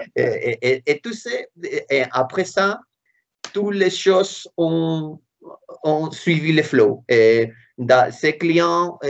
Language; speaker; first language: French; non-native, fluent; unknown